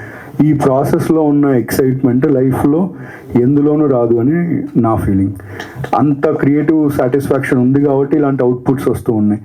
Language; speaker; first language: Telugu; native; Telugu